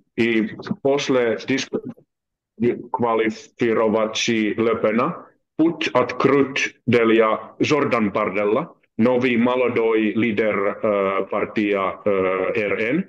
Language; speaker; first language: Russian; non-native, learner; Finnish